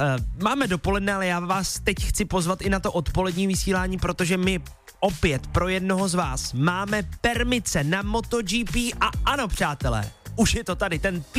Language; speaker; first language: Czech; native; Czech